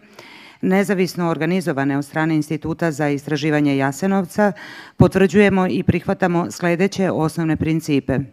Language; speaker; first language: Croatian; native; Croatian